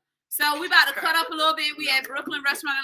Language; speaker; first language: English; native; English